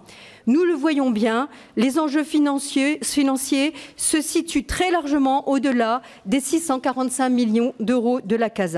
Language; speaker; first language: French; native; French